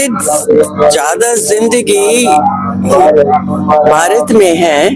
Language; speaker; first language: Hindi; non-native, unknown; English